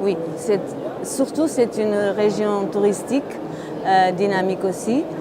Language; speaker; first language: French; non-native, fluent; Portuguese